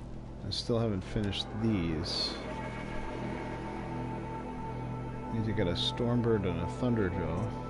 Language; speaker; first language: English; native; English